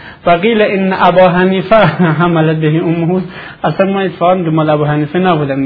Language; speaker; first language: Persian; native; Persian